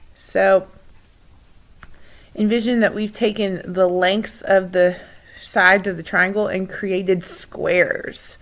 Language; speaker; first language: English; native; English